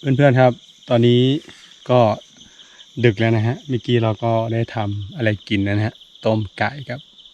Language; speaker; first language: Thai; non-native, local second language; S'gaw Karen